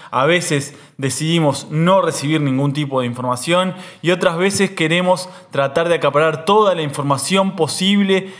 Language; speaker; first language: Spanish; native; Spanish